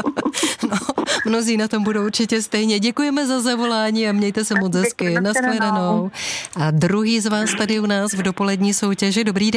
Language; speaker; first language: Czech; native; Czech